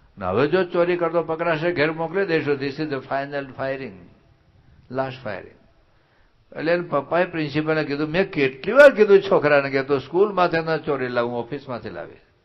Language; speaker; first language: Gujarati; native; Gujarati